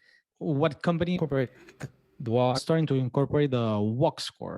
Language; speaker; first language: English; non-native, fluent; Spanish